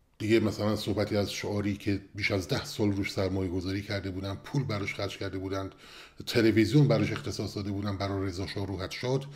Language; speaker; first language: Persian; non-native, local second language; Kurdish